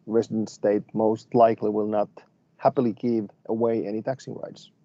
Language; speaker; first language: English; non-native, fluent; Finnish